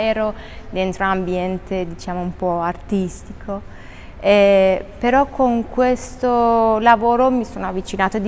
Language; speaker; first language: Italian; non-native, fluent; Albanian